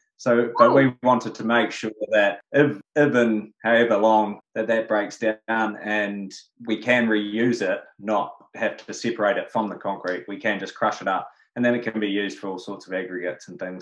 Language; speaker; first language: English; native; English